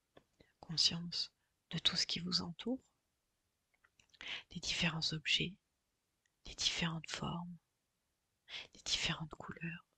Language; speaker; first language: French; native; French